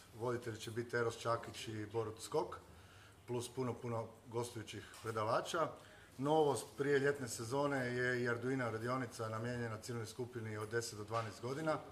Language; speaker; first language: Croatian; native; Croatian